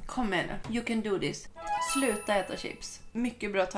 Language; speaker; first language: Swedish; native; Swedish